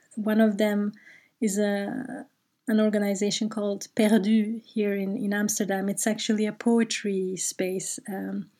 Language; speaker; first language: English; non-native, fluent; Turkish